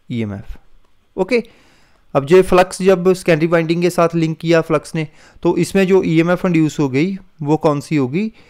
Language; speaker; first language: Hindi; non-native, local second language; Punjabi